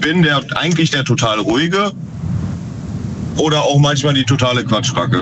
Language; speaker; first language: German; native; German